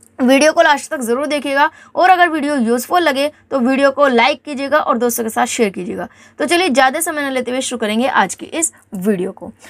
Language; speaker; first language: Hindi; native; Hindi